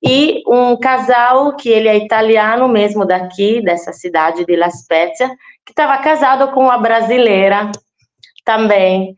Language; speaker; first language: Portuguese; non-native, fluent; Italian